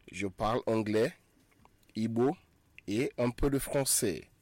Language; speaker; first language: French; non-native, fluent; Igbo